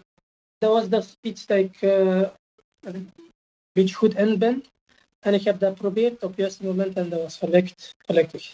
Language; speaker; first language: Dutch; non-native, fluent; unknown